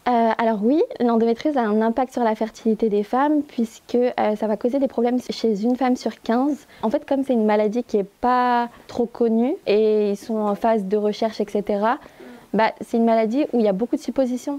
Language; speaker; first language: French; native; French